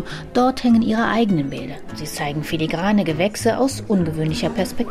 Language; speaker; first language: German; native; German